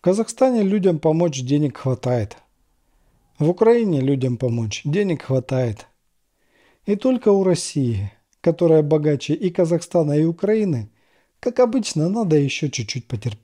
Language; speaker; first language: Russian; native; Russian